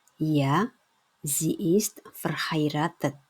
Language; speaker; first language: German; non-native, fluent; Indonesian